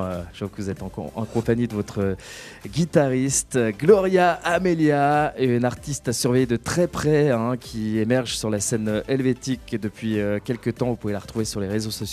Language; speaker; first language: French; native; French